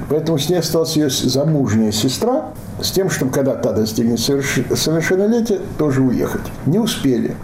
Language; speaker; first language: Russian; non-native, local second language; Yiddish